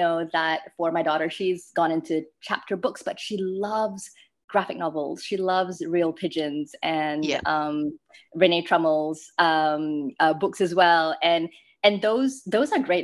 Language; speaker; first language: English; non-native, local second language; Malay